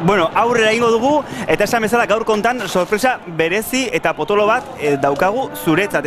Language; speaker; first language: Basque; native; Basque